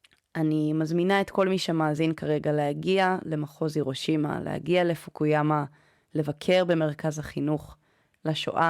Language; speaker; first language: Hebrew; native; Hebrew